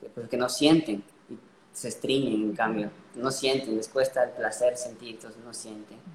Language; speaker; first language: Spanish; native; Spanish